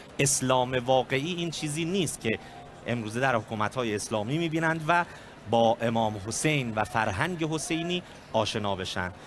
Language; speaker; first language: Persian; native; Persian